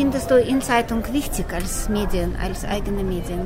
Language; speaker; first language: German; non-native, fluent; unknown